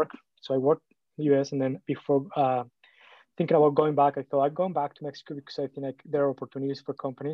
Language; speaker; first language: English; non-native, fluent; Spanish